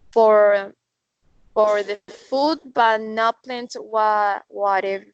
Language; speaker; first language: English; non-native, learner; Spanish